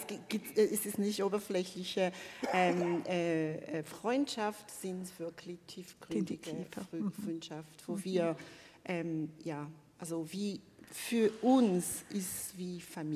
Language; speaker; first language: German; non-native, fluent; Malagasy